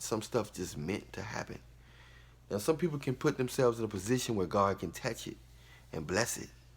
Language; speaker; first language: English; native; English